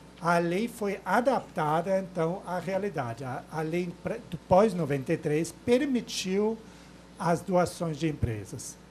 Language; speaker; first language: Portuguese; non-native, fluent; German